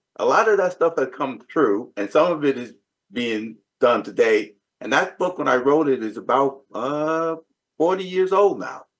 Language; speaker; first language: English; native; English